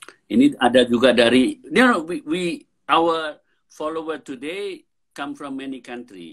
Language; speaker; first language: English; non-native, fluent; Indonesian